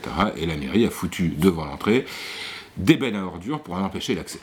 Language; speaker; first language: French; native; French